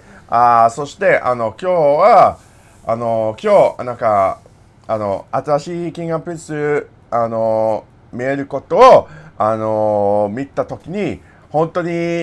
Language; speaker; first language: Japanese; non-native, learner; English